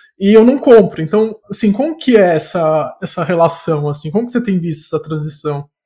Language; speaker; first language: Portuguese; native; Portuguese